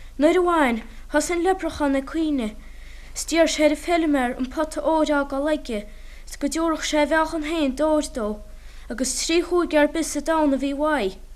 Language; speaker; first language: Irish; native; Irish